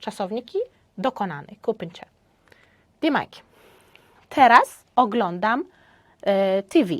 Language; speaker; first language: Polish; non-native, fluent; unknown